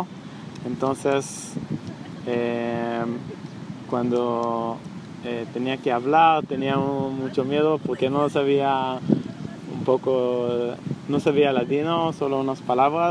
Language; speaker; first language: Spanish; non-native, learner; Hebrew